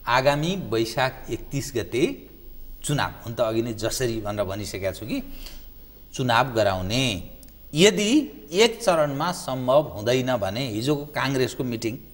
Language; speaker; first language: Nepali; native; Nepali